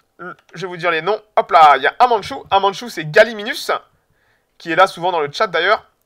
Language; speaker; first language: French; native; French